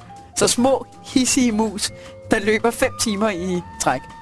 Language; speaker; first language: Danish; native; Danish